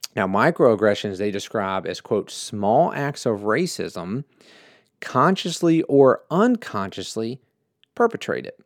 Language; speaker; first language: English; native; English